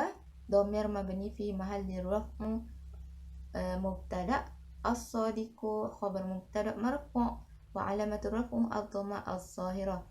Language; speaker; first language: Arabic; non-native, learner; Malay